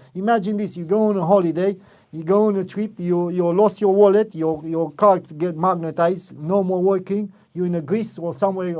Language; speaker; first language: English; non-native, fluent; Romanian